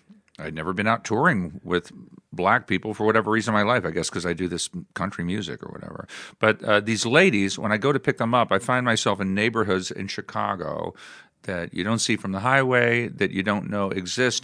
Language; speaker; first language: English; native; English